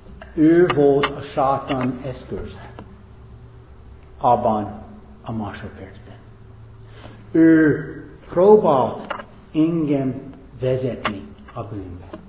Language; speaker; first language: Hungarian; non-native, fluent; English